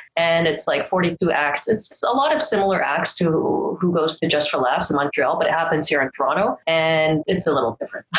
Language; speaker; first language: English; native; English